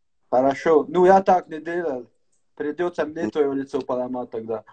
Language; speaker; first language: Russian; native; Russian